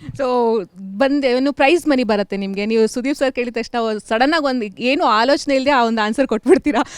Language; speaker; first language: Kannada; native; Kannada